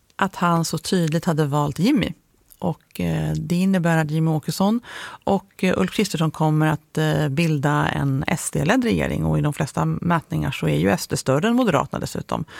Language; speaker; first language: Swedish; native; Swedish